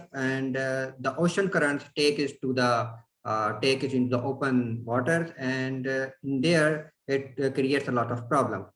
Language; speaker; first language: English; non-native, fluent; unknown